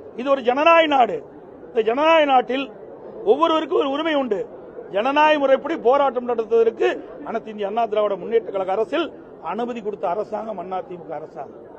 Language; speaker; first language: Tamil; native; Tamil